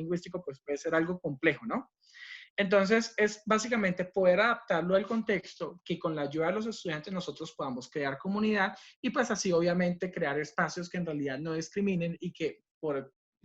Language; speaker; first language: Spanish; native; Spanish